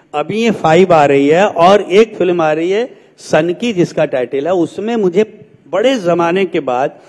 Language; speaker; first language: Hindi; native; Hindi